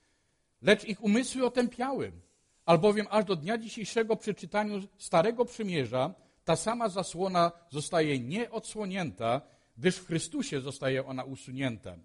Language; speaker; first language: Polish; native; Polish